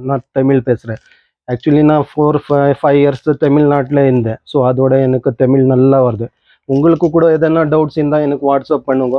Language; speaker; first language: Tamil; non-native, local second language; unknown